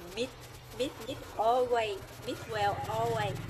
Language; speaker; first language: English; non-native, learner; Vietnamese